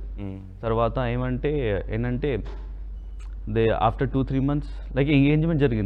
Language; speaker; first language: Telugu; non-native, local second language; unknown